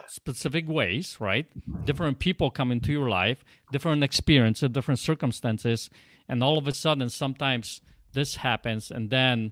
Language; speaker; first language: English; non-native, fluent; Polish